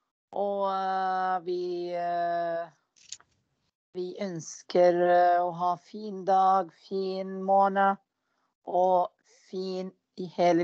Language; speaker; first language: Norwegian; non-native, fluent; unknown